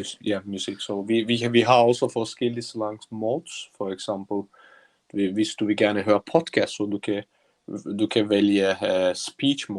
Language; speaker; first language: Danish; non-native, learner; Turkish